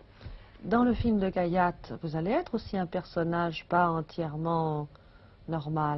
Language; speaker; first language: French; native; French